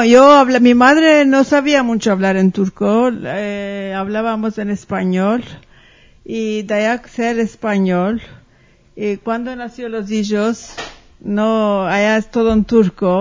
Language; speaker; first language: Spanish; early bilingual, heritage; Ladino